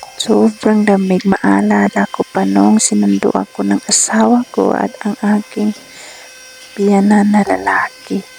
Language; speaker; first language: Filipino; native; Filipino